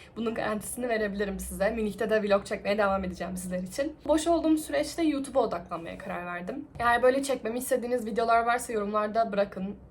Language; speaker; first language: Turkish; native; Turkish